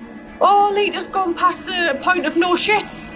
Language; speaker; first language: English; native; English